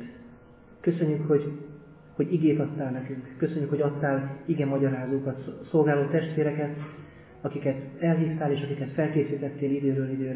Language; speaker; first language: Hungarian; native; Hungarian